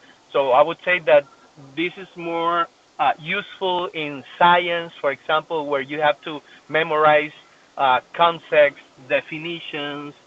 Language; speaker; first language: English; non-native, fluent; Spanish